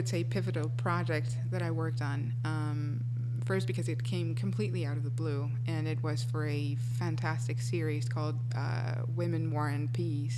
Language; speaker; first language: English; non-native, fluent; Spanish